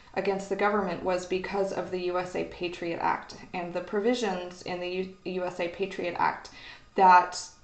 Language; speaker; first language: English; native; English